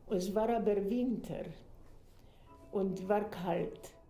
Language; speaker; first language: German; non-native, fluent; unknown